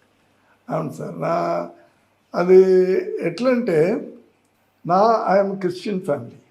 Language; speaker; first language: Telugu; non-native, learner; Tamil